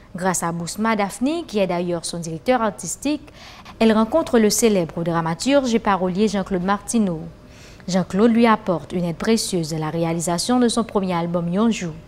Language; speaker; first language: French; non-native, local second language; Haitian Creole